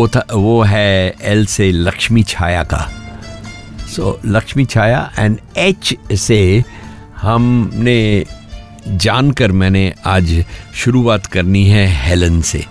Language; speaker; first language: Hindi; native; Hindi